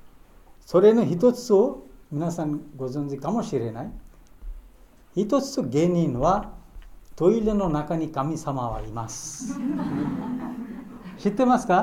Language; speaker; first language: Japanese; non-native, learner; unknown